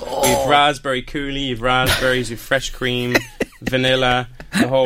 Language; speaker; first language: English; native; English